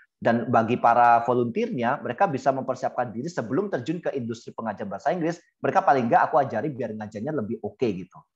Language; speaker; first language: Indonesian; native; Indonesian